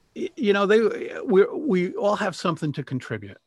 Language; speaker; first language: English; native; English